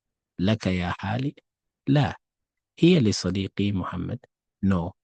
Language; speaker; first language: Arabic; non-native, fluent; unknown